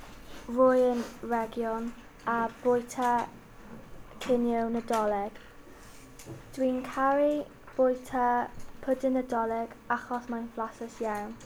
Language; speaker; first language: Welsh; non-native, local second language; English